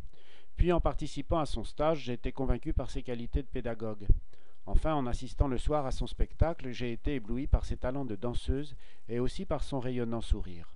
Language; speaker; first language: French; native; French